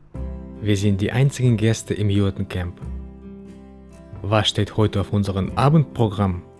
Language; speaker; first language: German; native; German